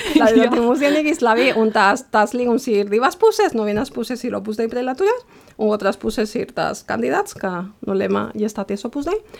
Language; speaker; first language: Latvian; non-native, fluent; Spanish